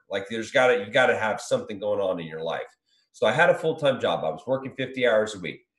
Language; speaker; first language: English; native; English